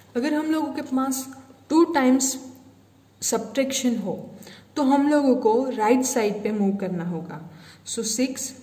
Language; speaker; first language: Hindi; non-native, local second language; Gujarati